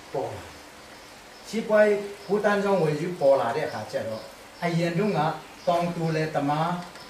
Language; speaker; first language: Burmese; non-native, local second language; Tedim Chin